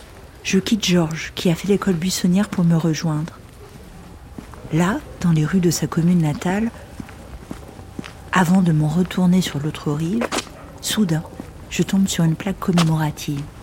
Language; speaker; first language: French; native; French